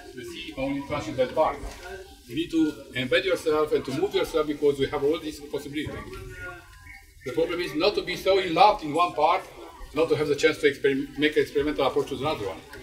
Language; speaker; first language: English; non-native, fluent; Romanian